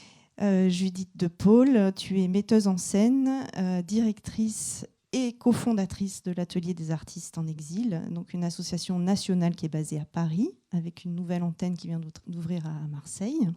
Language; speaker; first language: French; native; French